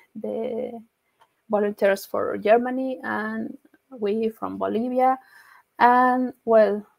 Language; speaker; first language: English; non-native, learner; Spanish